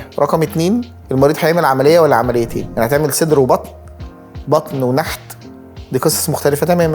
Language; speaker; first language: Arabic; native; Arabic